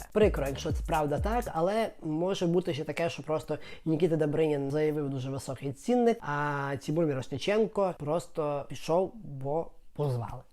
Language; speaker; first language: Ukrainian; native; Ukrainian